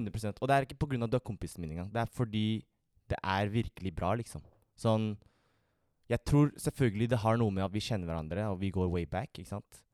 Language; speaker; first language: Norwegian; early bilingual, other home language; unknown